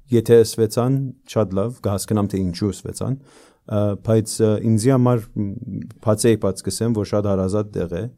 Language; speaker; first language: Armenian; early bilingual, heritage; Armenian